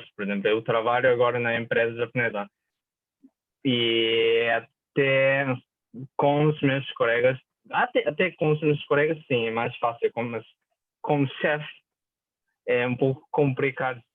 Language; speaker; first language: Portuguese; non-native, fluent; Japanese